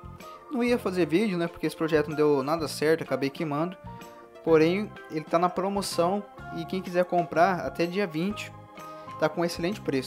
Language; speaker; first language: Portuguese; native; Portuguese